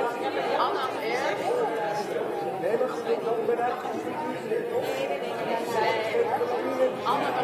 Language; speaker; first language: Dutch; native; Dutch